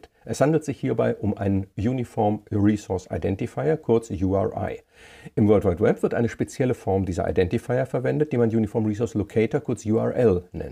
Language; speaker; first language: German; native; German